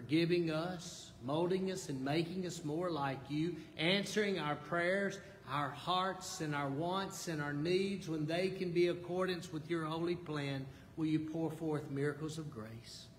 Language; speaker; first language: English; native; English